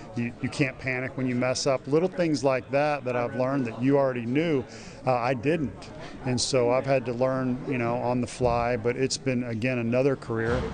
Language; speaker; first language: English; native; English